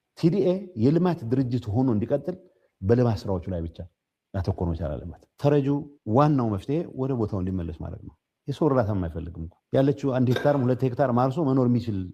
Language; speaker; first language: Amharic; non-native, local second language; Tigrinya